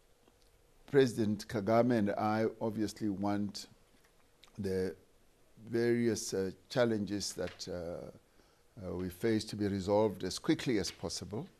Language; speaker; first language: English; non-native, local second language; Venda